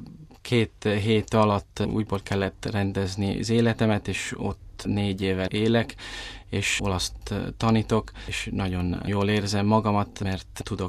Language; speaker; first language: Hungarian; early bilingual, heritage; Italian